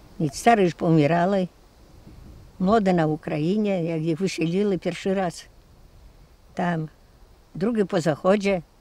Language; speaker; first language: Polish; non-native, local second language; Rusyn